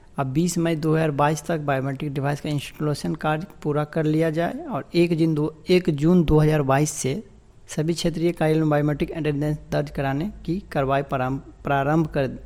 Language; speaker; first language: Hindi; native; Hindi